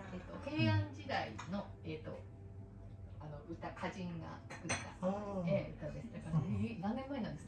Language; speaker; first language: Japanese; native; Japanese